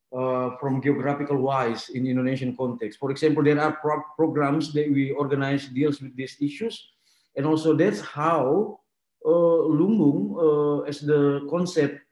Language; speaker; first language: English; non-native, fluent; Indonesian